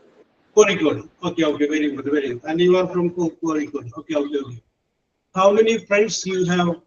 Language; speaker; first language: English; non-native, fluent; Malayalam